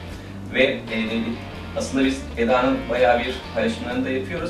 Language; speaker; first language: Turkish; native; Turkish